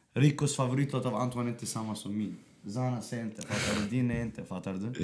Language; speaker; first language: Swedish; early bilingual, other home language; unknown